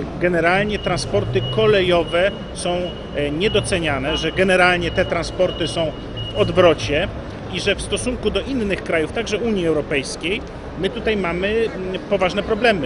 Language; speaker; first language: Polish; native; Polish